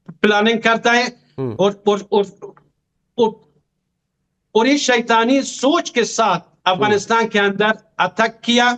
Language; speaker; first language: Hindi; non-native, fluent; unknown